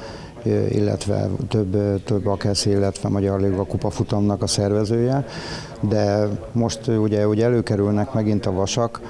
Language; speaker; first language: Hungarian; native; Hungarian